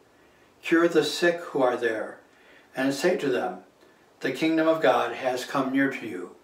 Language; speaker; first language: English; native; English